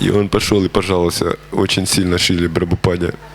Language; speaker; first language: Russian; native; Russian